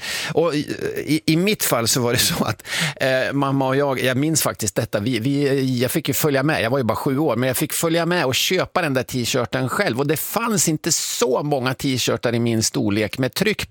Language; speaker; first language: Swedish; native; Swedish